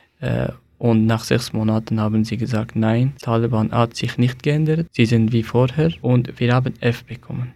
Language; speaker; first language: German; non-native, learner; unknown